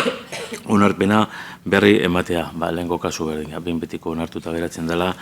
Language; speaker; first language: Basque; native; Basque